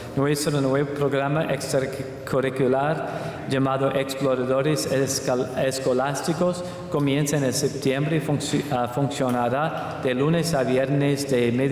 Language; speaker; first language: Spanish; non-native, learner; English